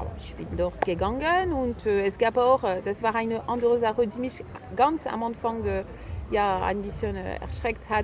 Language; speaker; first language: German; non-native, fluent; French